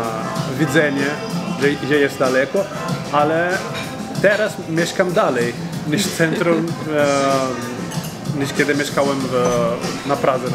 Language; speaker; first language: Polish; non-native, learner; Portuguese